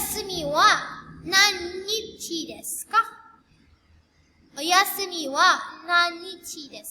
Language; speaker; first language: Japanese; non-native, fluent; Filipino